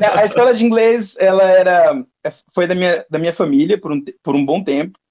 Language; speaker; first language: Portuguese; native; Portuguese